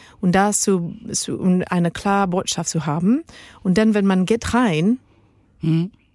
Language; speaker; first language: German; non-native, learner; Spanish